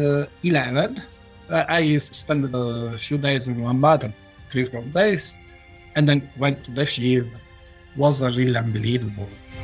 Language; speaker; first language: English; non-native, learner; Italian